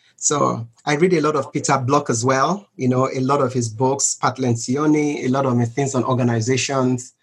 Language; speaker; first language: English; non-native, local second language; Yoruba